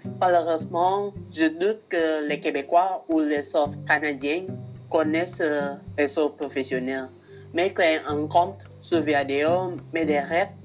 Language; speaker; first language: French; non-native, learner; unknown